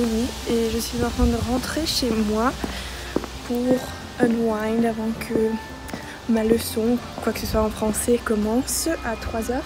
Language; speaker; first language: French; non-native, fluent; Finnish